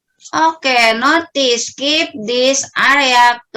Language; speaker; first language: English; non-native, learner; Indonesian